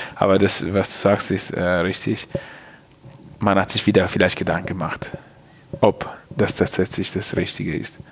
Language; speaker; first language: German; non-native, fluent; Italian